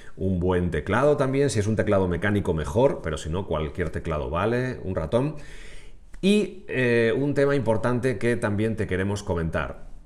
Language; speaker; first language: Spanish; native; Spanish